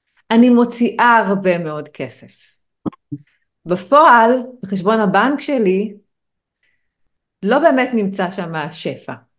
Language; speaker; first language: Hebrew; native; Hebrew